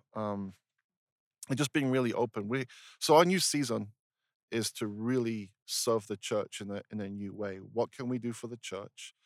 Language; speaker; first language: English; native; English